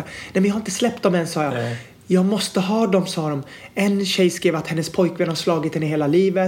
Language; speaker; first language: Swedish; native; Swedish